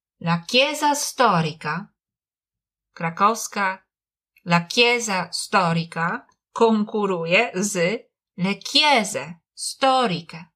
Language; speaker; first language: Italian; non-native, fluent; Polish